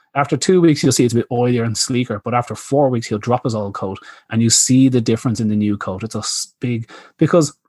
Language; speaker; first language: English; native; English